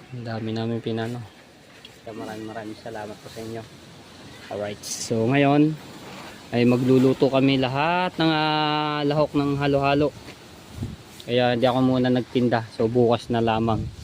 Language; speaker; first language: Filipino; native; Filipino